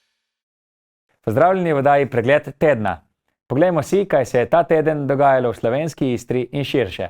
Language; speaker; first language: Slovenian; native; Slovenian